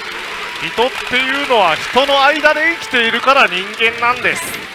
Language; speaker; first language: Japanese; native; Japanese